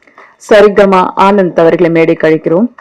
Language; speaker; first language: Tamil; native; Tamil